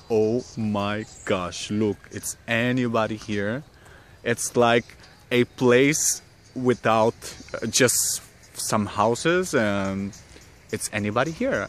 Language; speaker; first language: English; non-native, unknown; Portuguese